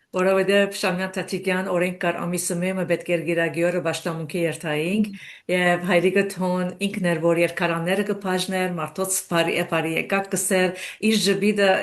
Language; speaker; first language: Armenian; native; Armenian